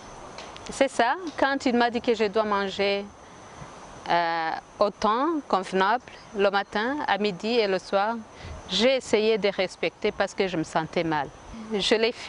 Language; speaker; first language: French; non-native, local second language; Kinyarwanda